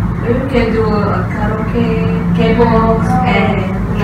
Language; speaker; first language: English; non-native, local second language; Malay